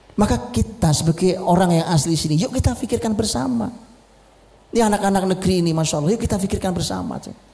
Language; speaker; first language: Indonesian; native; Indonesian